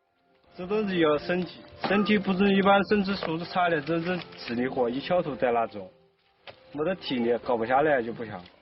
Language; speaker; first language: Chinese; native; Chinese